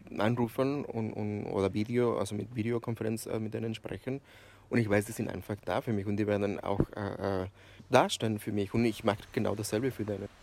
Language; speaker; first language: German; non-native, fluent; Spanish